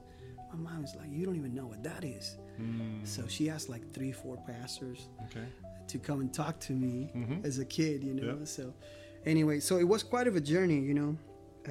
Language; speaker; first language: English; non-native, fluent; Spanish